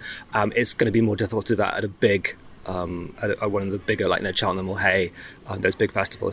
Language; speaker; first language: English; native; English